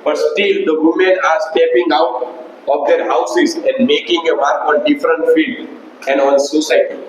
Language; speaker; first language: English; non-native, local second language; Gujarati